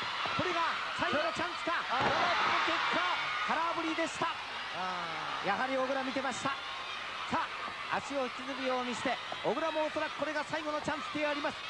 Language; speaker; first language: Japanese; native; Japanese